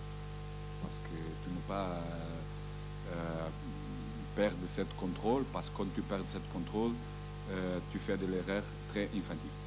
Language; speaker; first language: French; non-native, learner; Portuguese